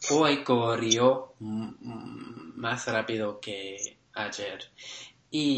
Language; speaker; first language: Spanish; non-native, learner; English